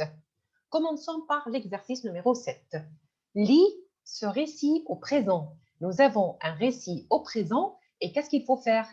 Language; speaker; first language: French; non-native, fluent; Arabic